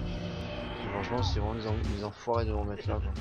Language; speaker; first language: French; native; French